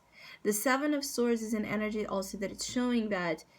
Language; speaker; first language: English; non-native, fluent; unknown